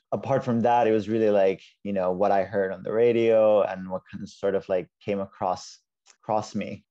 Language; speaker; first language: English; non-native, fluent; Finnish